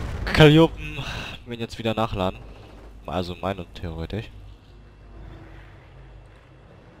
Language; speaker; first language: German; native; German